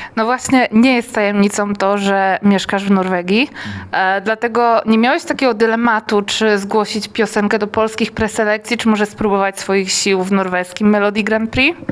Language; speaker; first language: Polish; native; Polish